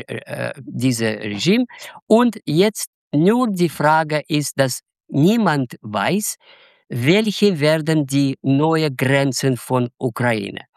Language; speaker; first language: German; non-native, learner; Russian